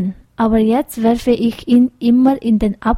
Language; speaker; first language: German; non-native, fluent; Tibetan